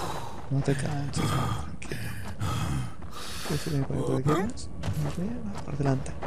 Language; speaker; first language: Spanish; native; Spanish